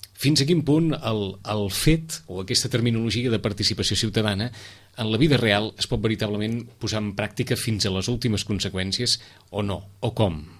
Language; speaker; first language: Catalan; native; Catalan